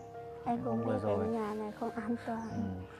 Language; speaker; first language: Vietnamese; non-native, local second language; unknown